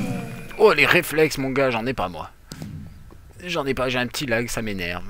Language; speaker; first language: French; native; French